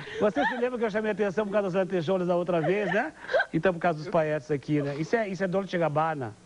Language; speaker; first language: Portuguese; native; Portuguese